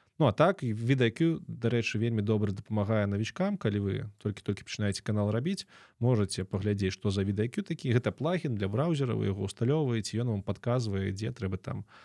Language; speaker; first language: Belarusian; native; Belarusian